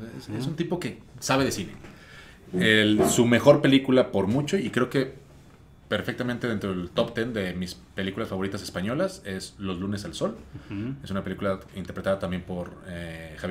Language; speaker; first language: Spanish; native; Spanish